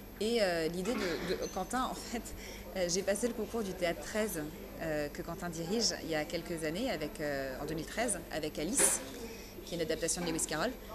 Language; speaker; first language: French; early bilingual, other home language; Persian